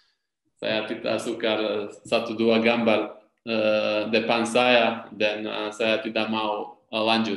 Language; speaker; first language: Indonesian; non-native, learner; Serbian